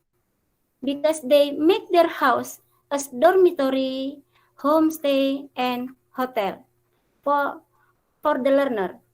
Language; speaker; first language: English; non-native, fluent; Indonesian